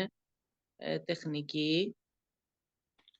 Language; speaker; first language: Greek; native; Greek